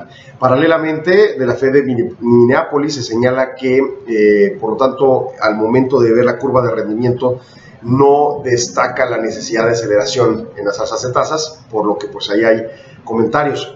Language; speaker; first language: Spanish; native; Spanish